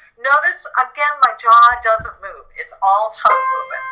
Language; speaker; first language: English; native; English